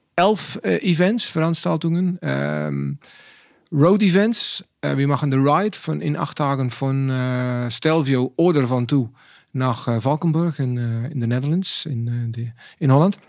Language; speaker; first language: German; non-native, learner; Dutch